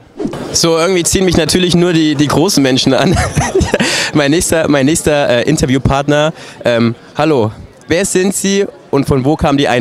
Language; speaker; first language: German; native; German